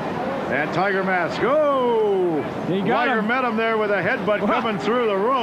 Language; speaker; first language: English; native; English